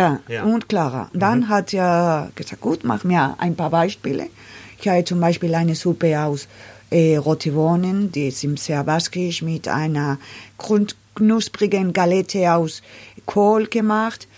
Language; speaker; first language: German; non-native, learner; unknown